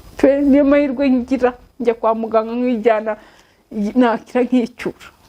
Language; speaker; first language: Kinyarwanda; native; Kinyarwanda